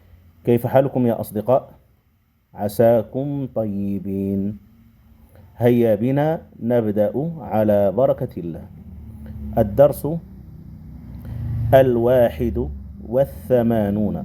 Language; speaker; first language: Arabic; non-native, fluent; Indonesian